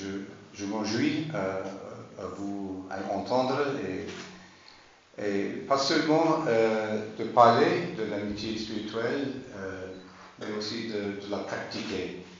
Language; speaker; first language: French; non-native, learner; English